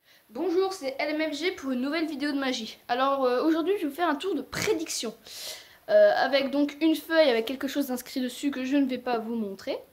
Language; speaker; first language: French; native; French